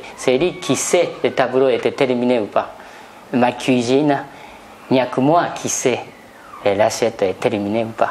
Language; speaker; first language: French; non-native, fluent; Japanese